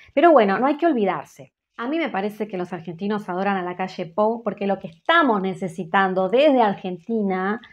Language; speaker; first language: Spanish; native; Spanish